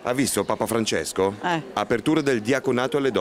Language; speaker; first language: Italian; native; Italian